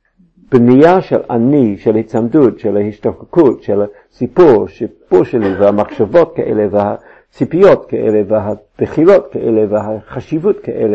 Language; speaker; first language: Hebrew; non-native, fluent; English